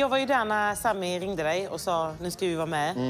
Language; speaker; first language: Swedish; native; Swedish